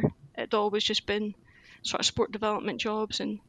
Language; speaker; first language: English; native; English